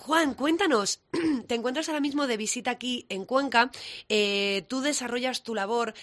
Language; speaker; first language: Spanish; native; Spanish